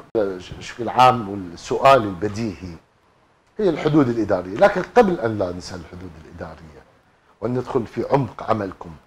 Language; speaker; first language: Arabic; native; Arabic